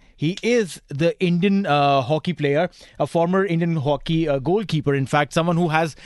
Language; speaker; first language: English; non-native, local second language; Hindi